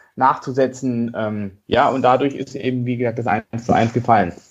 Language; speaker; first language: German; native; German